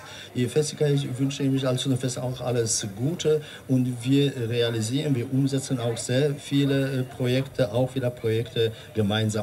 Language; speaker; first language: German; non-native, learner; Polish